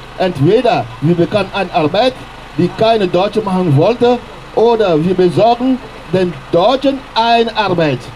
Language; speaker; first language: German; non-native, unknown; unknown